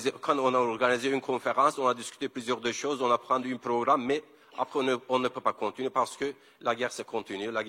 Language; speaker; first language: French; non-native, learner; Kurdish